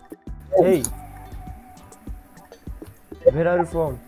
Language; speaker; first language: English; non-native, local second language; Hindi